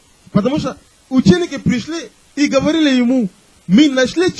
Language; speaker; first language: Russian; non-native, fluent; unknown